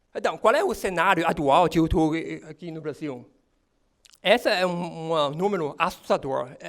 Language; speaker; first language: Portuguese; non-native, fluent; Chinese